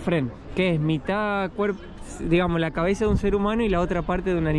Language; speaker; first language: Spanish; native; Spanish